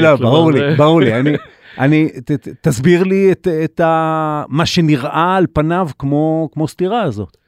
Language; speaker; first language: Hebrew; native; Hebrew